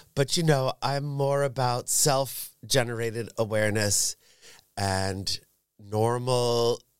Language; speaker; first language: English; native; English